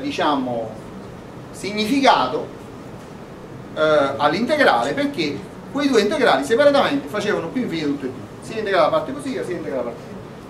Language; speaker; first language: Italian; native; Italian